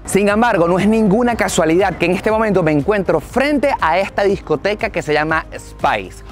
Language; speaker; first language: Spanish; native; Spanish